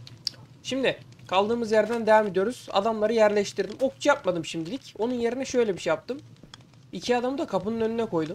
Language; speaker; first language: Turkish; native; Turkish